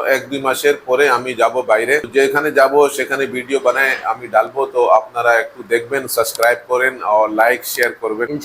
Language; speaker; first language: Bangla; non-native, local second language; Urdu